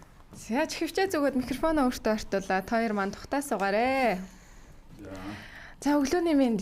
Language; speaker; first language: Mongolian; native; Mongolian